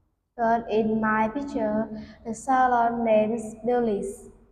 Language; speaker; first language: English; non-native, learner; Vietnamese